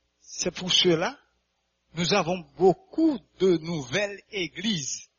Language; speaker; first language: French; non-native, local second language; Haitian Creole